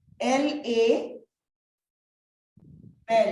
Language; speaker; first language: French; non-native, fluent; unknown